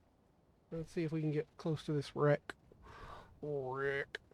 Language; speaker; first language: English; native; English